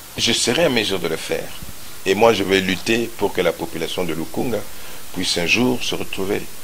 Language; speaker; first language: French; non-native, local second language; Lingala